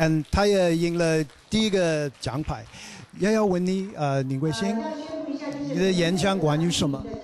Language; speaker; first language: Chinese; non-native, learner; English